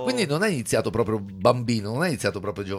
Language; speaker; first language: Italian; native; Italian